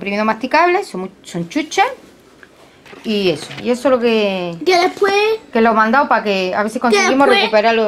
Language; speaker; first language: Spanish; native; Spanish